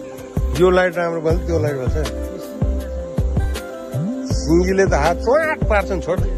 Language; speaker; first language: Nepali; native; Nepali